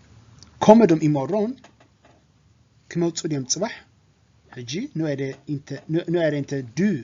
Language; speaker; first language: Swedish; non-native, fluent; Tigrinya